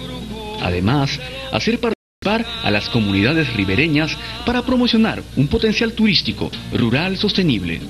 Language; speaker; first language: Spanish; native; Spanish